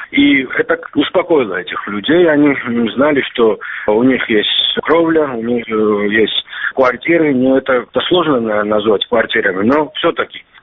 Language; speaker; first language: Russian; non-native, local second language; Georgian